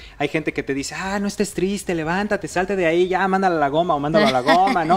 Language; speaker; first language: Spanish; native; Spanish